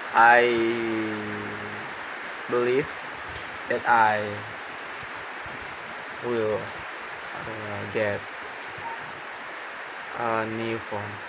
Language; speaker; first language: English; non-native, learner; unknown